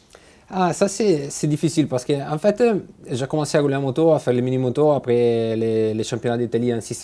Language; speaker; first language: French; non-native, fluent; Italian